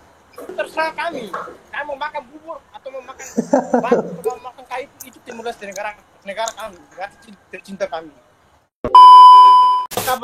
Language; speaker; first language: Indonesian; non-native, local second language; Tetum